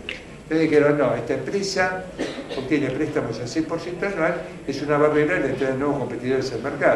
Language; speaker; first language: Spanish; native; Spanish